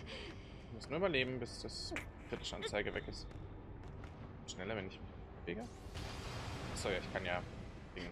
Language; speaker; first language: German; native; German